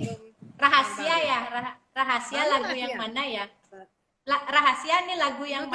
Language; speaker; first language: Indonesian; non-native, local second language; Balinese